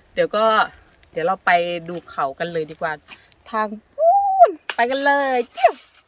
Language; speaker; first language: Thai; native; Thai